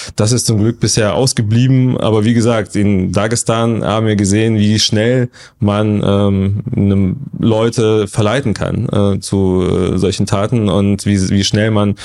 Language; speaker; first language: German; non-native, fluent; Russian